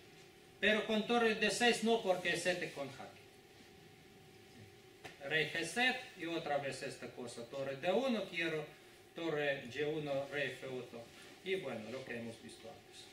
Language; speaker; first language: Italian; non-native, learner; Spanish